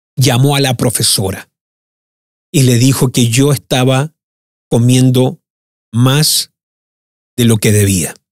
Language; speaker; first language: Spanish; early bilingual, heritage; Spanish